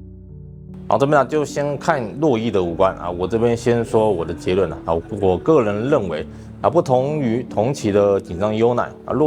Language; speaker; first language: Chinese; native; Chinese